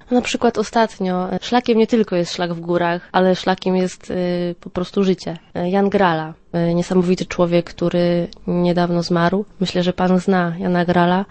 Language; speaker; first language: Polish; native; Polish